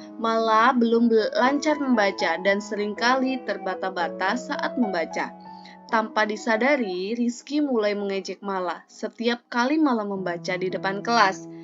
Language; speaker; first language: Indonesian; native; Indonesian